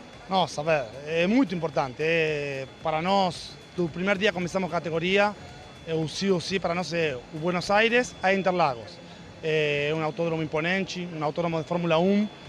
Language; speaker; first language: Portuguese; non-native, learner; Spanish